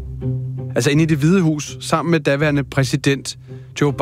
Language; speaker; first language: Danish; native; Danish